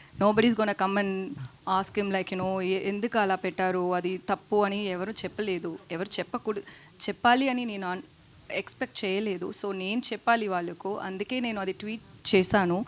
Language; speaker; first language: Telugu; non-native, learner; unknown